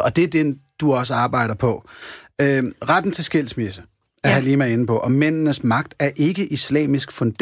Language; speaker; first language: Danish; native; Danish